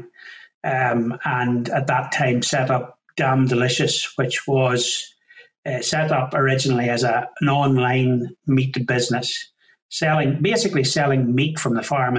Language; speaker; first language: English; native; English